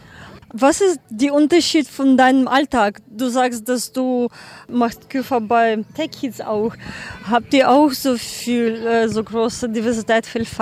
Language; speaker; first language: German; non-native, learner; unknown